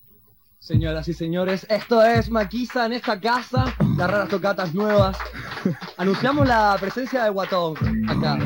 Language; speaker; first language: Spanish; native; Spanish